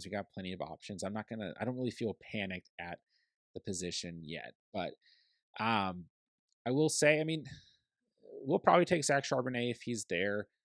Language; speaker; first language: English; native; English